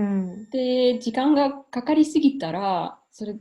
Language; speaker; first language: Japanese; non-native, fluent; German